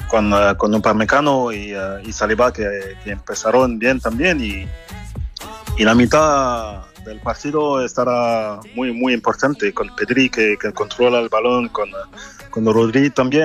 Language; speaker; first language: Spanish; non-native, fluent; French